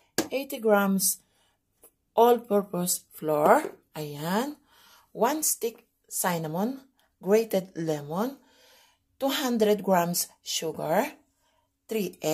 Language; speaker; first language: English; non-native, local second language; Filipino